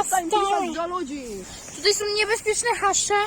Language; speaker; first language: Polish; native; Polish